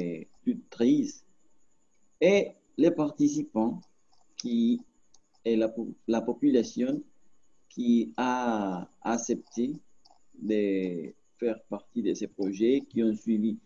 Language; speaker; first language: French; non-native, learner; Spanish